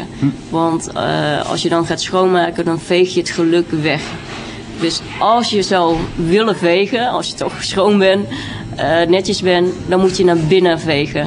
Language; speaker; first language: Dutch; early bilingual, other home language; Vietnamese